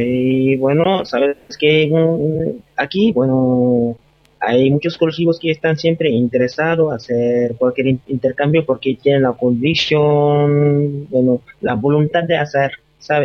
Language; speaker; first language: Spanish; non-native, fluent; Wolof